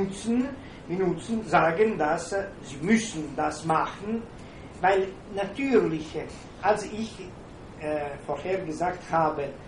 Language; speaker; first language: German; non-native, fluent; Italian